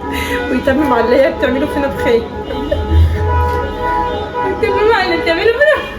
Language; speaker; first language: Arabic; native; Arabic